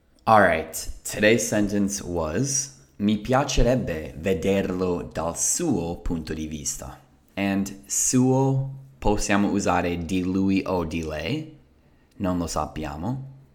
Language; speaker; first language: Italian; non-native, fluent; English